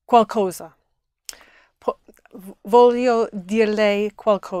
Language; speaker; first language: Italian; non-native, learner; English